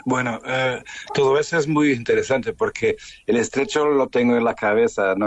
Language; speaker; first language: Spanish; non-native, fluent; Portuguese